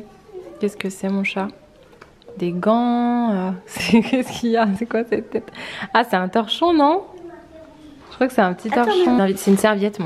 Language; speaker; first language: French; native; French